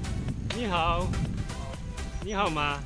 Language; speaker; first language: Chinese; non-native, learner; Finnish